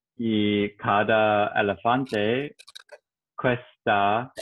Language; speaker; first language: Spanish; non-native, learner; English